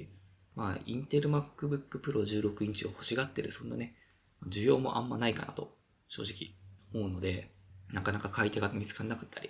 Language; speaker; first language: Japanese; native; Japanese